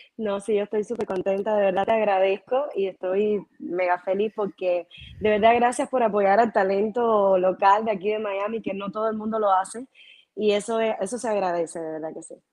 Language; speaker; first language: Spanish; native; Spanish